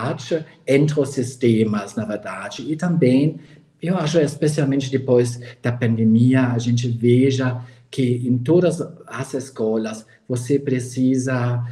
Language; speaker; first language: Portuguese; non-native, fluent; German